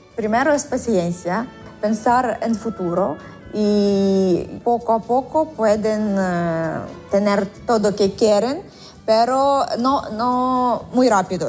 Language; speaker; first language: Spanish; non-native, learner; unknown